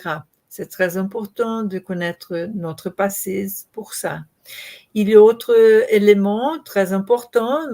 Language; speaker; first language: French; non-native, learner; Portuguese